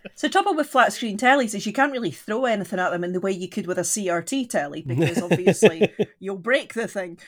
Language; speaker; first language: English; native; English